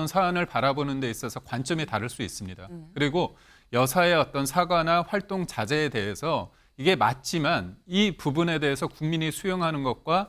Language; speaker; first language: Korean; native; Korean